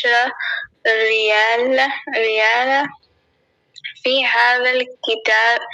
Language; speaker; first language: Arabic; non-native, learner; Urdu